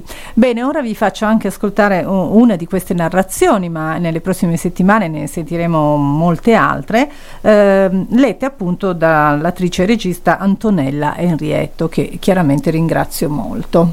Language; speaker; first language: Italian; native; Italian